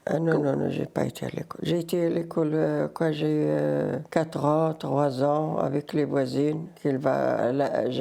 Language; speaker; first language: French; non-native, learner; Riffian